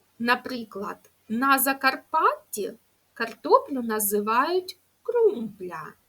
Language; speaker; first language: Ukrainian; native; Ukrainian